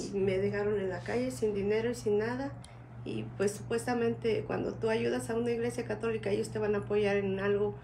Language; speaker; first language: Spanish; native; Spanish